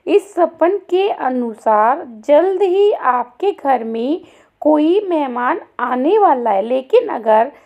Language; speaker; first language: Hindi; native; Hindi